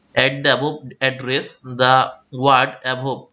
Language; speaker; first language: English; non-native, local second language; Bangla